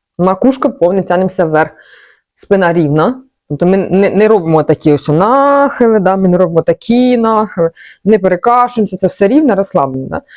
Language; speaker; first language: Ukrainian; non-native, local second language; Russian